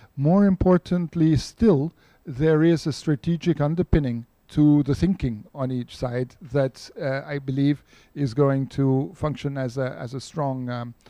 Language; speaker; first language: English; non-native, fluent; Portuguese